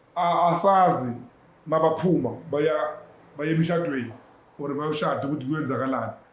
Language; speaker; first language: Zulu; native; Zulu